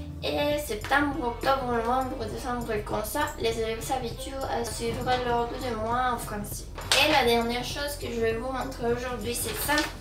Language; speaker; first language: French; non-native, fluent; Spanish